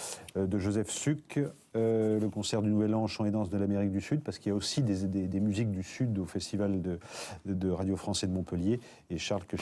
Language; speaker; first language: French; native; French